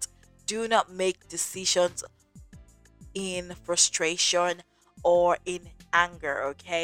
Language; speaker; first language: English; non-native, local second language; Yoruba